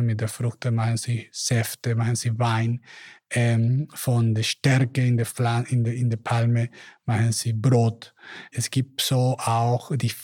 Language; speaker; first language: German; non-native, learner; Spanish